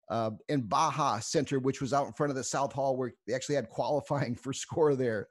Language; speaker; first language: English; native; English